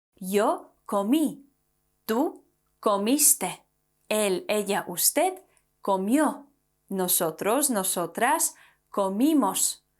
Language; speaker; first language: Spanish; non-native, fluent; Polish